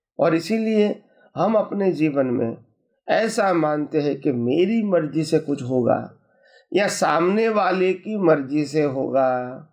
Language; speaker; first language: Hindi; non-native, local second language; Gujarati